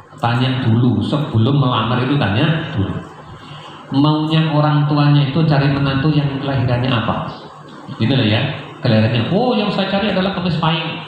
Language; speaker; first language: Indonesian; native; Indonesian